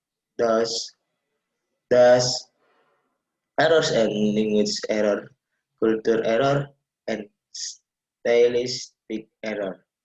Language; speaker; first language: English; non-native, learner; Indonesian